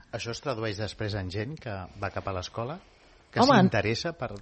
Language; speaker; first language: Catalan; native; Catalan